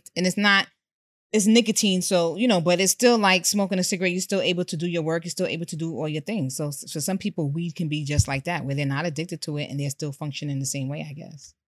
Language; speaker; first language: English; native; English